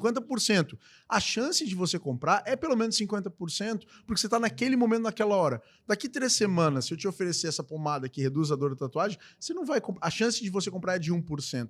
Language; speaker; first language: Portuguese; native; Portuguese